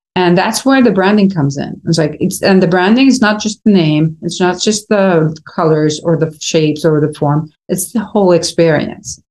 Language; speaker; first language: English; non-native, fluent; Spanish